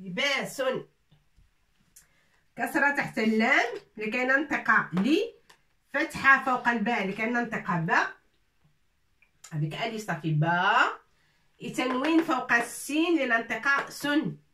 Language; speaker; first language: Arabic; non-native, fluent; French